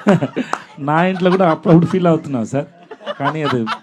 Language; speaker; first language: Telugu; non-native, learner; Tamil